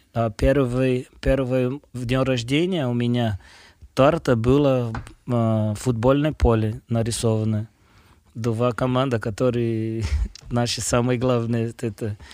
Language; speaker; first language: Russian; non-native, fluent; Portuguese